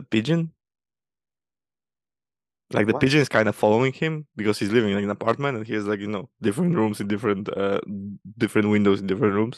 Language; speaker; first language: English; non-native, fluent; Polish